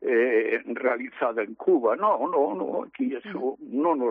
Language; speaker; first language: Spanish; native; Spanish